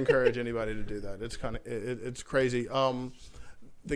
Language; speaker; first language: English; native; English